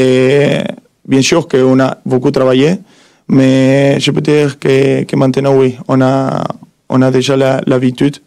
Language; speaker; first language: French; non-native, fluent; Spanish